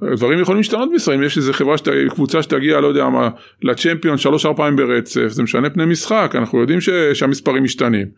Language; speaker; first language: Hebrew; native; Hebrew